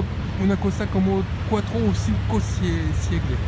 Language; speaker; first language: Spanish; non-native, learner; French